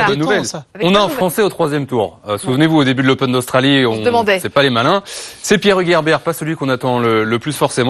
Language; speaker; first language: French; native; French